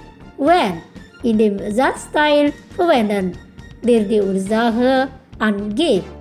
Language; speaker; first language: German; non-native, fluent; Indonesian